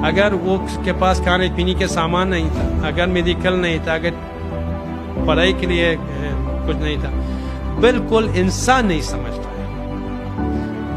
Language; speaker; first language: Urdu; non-native, learner; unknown